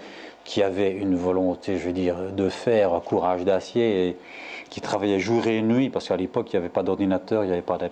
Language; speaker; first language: French; native; French